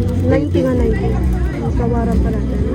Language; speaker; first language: Filipino; native; Filipino